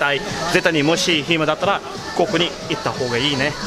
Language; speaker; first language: Japanese; non-native, fluent; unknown